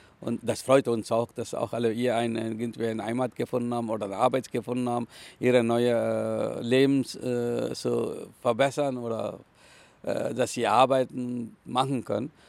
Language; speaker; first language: German; non-native, fluent; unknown